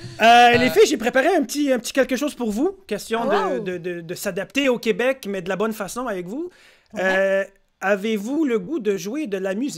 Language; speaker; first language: French; native; French